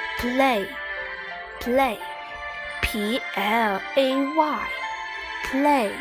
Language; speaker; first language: English; non-native, fluent; Chinese